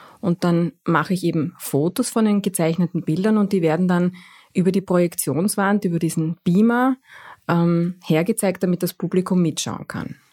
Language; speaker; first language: German; native; German